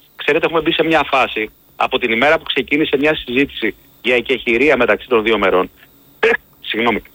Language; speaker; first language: Greek; native; Greek